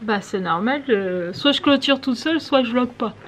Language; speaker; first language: French; native; French